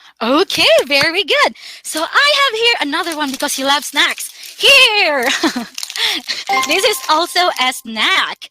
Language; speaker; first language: English; non-native, local second language; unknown